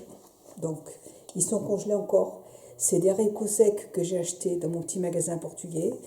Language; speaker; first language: French; native; French